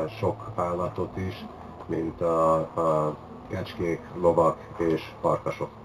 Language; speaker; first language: Hungarian; early bilingual, heritage; Hungarian